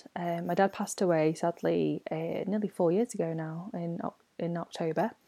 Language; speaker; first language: English; non-native, local second language; Cantonese